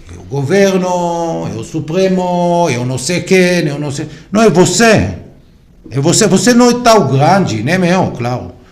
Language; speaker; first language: Portuguese; non-native, fluent; Hebrew